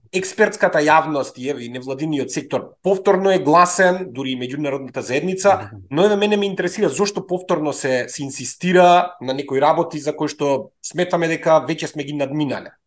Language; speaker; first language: Macedonian; native; Macedonian